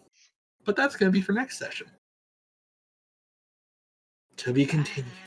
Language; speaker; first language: English; native; English